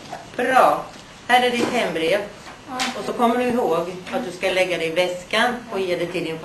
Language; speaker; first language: Swedish; native; Swedish